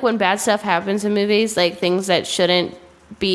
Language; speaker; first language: English; native; English